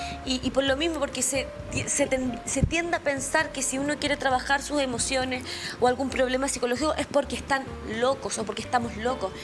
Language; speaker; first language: Spanish; native; Spanish